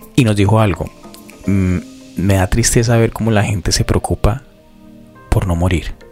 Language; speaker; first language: Spanish; native; Spanish